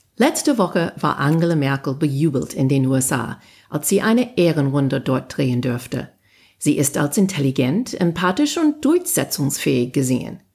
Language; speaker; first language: German; non-native, fluent; English